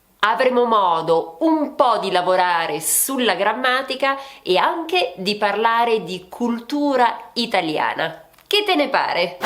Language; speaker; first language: Italian; native; Italian